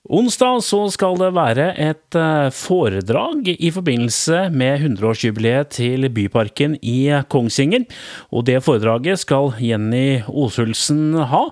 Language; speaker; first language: Norwegian; native; Norwegian